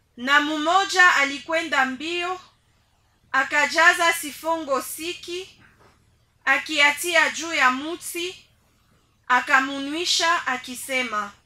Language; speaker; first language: Swahili; native; Swahili